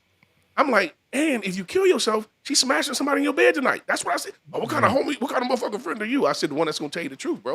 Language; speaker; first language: English; native; English